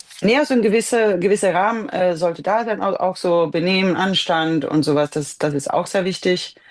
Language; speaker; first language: German; non-native, fluent; Swedish